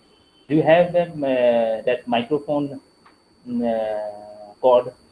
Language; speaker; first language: English; non-native, local second language; Bangla